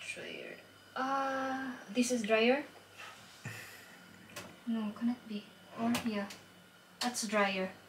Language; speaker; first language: English; non-native, local second language; Cebuano